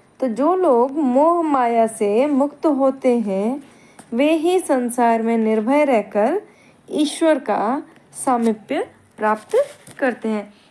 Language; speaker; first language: Hindi; native; Hindi